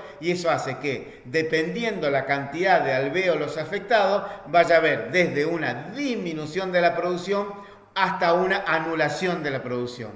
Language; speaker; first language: Spanish; native; Spanish